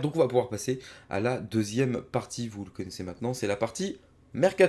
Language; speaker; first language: French; native; French